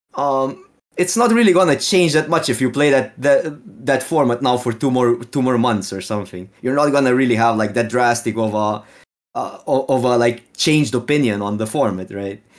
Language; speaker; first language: English; non-native, fluent; Slovenian